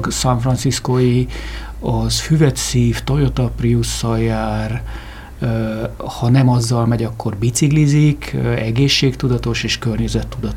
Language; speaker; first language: Hungarian; native; Hungarian